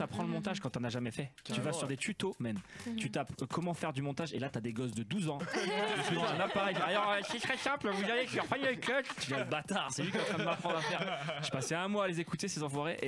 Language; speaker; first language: French; native; French